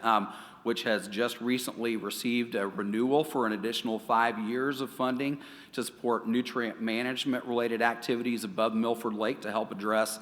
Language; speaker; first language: English; native; English